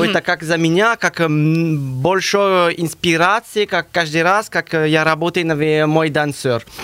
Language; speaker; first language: Russian; non-native, learner; French